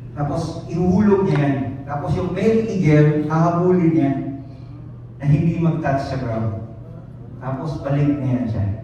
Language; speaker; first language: Filipino; non-native, local second language; Cebuano